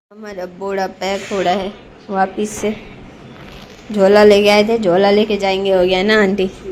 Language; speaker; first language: Hindi; native; Hindi